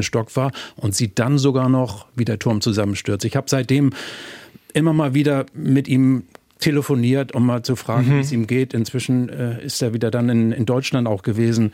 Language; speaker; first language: German; native; German